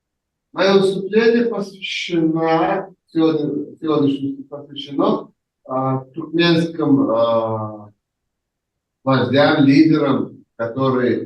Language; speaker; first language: Russian; non-native, local second language; Turkmen